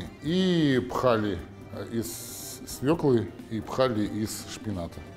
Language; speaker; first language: Russian; native; Russian